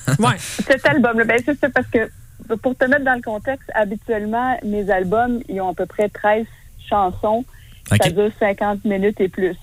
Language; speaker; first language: French; native; French